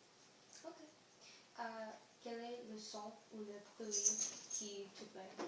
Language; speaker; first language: French; non-native, learner; English